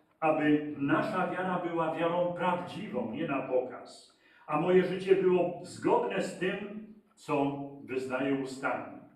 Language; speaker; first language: Polish; native; Polish